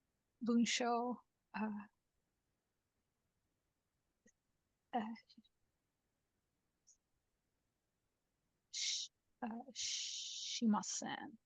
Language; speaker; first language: Japanese; non-native, learner; English